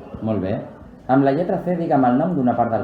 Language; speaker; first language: Catalan; native; Catalan